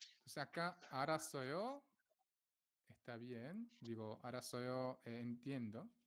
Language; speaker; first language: Spanish; non-native, fluent; Korean